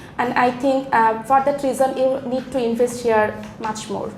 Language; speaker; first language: English; non-native, local second language; Bangla